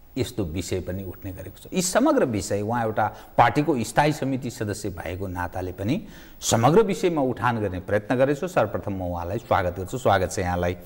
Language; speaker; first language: Nepali; native; Nepali